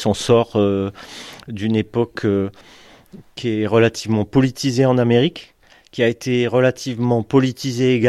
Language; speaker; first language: French; native; French